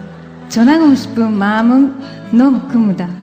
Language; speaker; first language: Korean; non-native, learner; Japanese